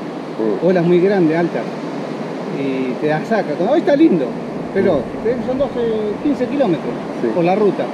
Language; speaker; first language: Spanish; native; Spanish